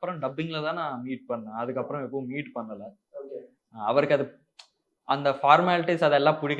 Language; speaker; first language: Tamil; non-native, learner; Telugu